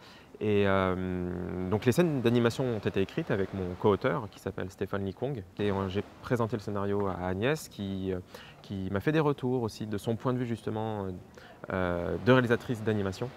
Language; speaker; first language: French; native; French